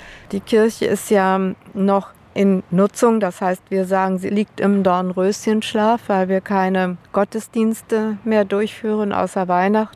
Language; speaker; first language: German; native; German